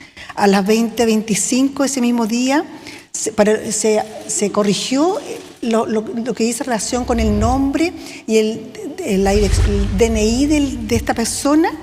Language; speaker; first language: Spanish; native; Spanish